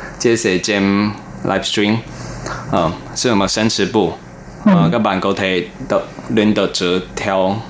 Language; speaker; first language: Vietnamese; non-native, learner; Chinese